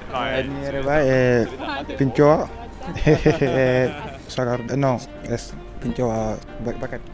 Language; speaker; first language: Basque; non-native, learner; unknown